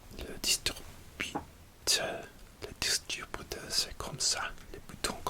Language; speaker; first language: French; non-native, learner; English